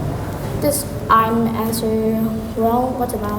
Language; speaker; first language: English; non-native, learner; Vietnamese